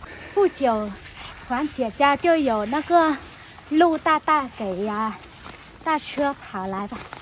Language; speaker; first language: Chinese; non-native, learner; Vietnamese